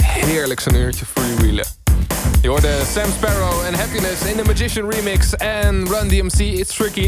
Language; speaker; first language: Dutch; native; Dutch